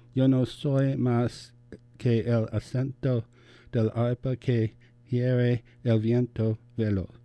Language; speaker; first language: Spanish; non-native, learner; English